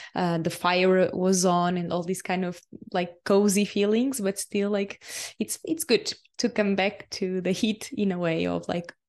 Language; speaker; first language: English; non-native, fluent; Portuguese